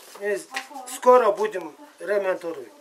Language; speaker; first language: Russian; non-native, local second language; Kyrgyz